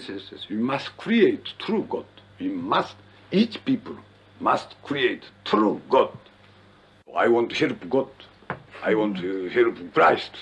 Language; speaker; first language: English; non-native, learner; Japanese